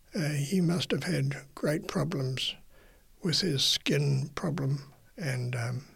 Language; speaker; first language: English; native; English